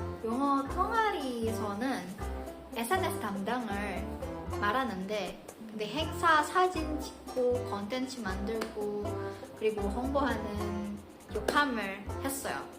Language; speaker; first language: Korean; non-native, fluent; Indonesian